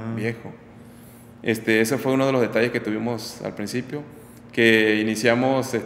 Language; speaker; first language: Spanish; native; Spanish